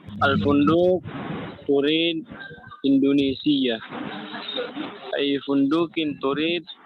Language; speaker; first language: Arabic; non-native, learner; Indonesian